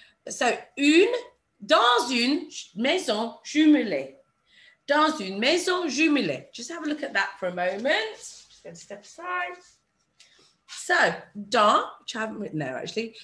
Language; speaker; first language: English; native; English